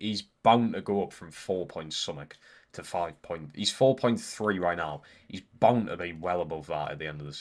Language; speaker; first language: English; native; English